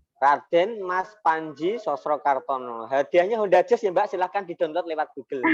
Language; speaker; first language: Indonesian; non-native, local second language; Javanese